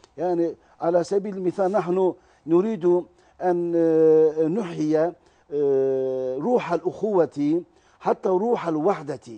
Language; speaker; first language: Arabic; non-native, fluent; Turkish